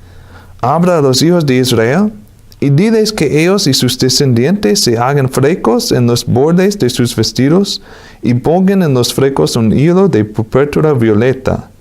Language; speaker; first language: Spanish; non-native, fluent; English